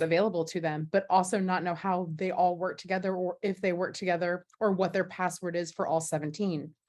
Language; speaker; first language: English; native; English